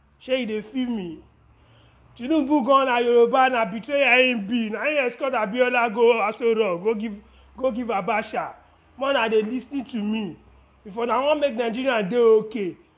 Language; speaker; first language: Nigerian Pidgin; non-native, local second language; Yoruba